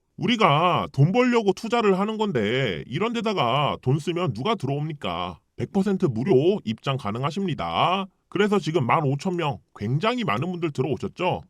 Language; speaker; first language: Korean; early bilingual, heritage; Korean